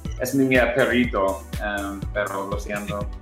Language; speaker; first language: Spanish; non-native, learner; English